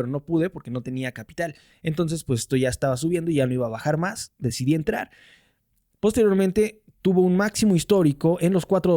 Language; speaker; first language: Spanish; native; Spanish